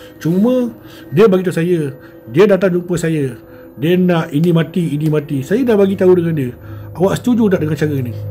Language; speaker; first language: Malay; native; Malay